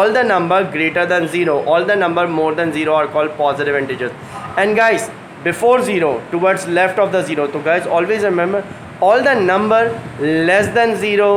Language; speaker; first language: English; non-native, local second language; Hindi